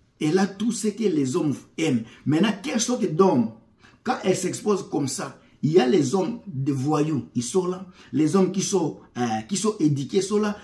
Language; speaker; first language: French; non-native, local second language; Lingala